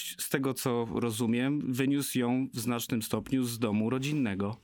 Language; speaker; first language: Polish; native; Polish